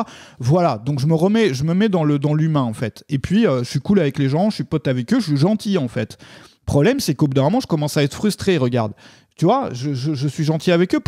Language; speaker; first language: French; native; French